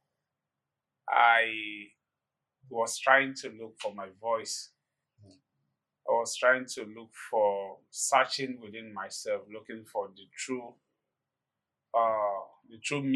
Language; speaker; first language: English; non-native, local second language; Yoruba